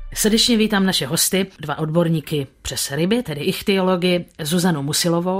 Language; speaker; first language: Czech; native; Czech